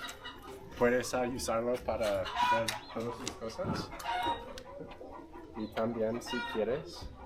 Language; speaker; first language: Spanish; non-native, learner; English